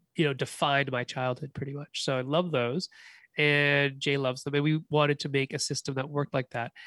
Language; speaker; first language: English; native; English